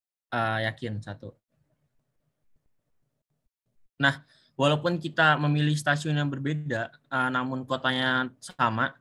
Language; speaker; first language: Indonesian; native; Indonesian